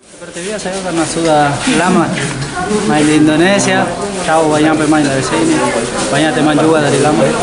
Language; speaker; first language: Indonesian; non-native, learner; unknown